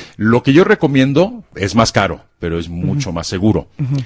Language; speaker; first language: Spanish; native; Spanish